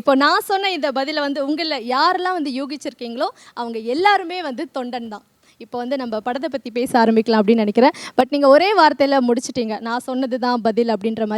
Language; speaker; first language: Tamil; native; Tamil